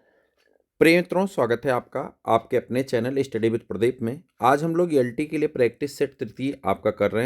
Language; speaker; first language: Hindi; native; Hindi